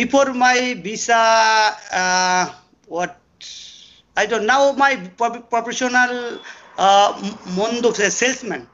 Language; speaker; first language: English; non-native, learner; Bangla